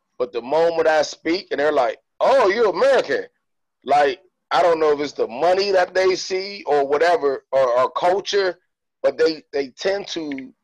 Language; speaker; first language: English; native; English